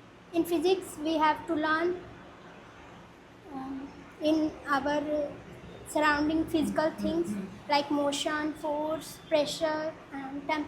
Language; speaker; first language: English; non-native, learner; Hindi